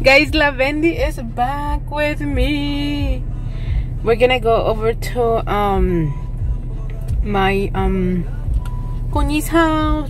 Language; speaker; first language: English; early bilingual, other home language; Spanish